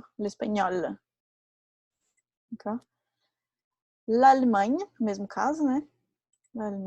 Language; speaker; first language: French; non-native, fluent; Portuguese